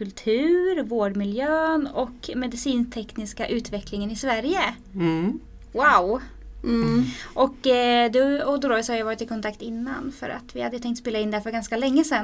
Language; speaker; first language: Swedish; native; Swedish